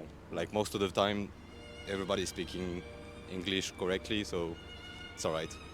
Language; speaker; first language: English; non-native, fluent; French